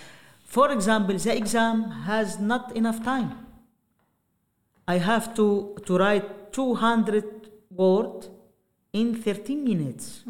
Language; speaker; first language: English; non-native, learner; Arabic